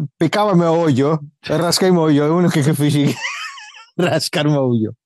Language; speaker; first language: Galician; early bilingual, heritage; Galician